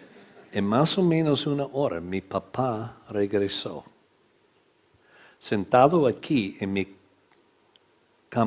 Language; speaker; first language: Spanish; non-native, learner; English